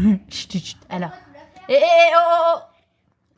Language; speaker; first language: French; native; French